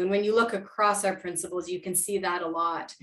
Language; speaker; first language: English; native; English